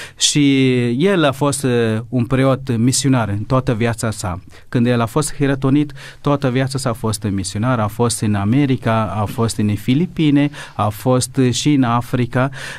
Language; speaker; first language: Romanian; non-native, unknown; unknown